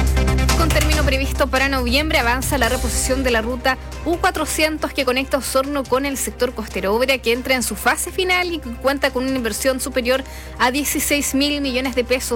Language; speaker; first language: Spanish; native; Spanish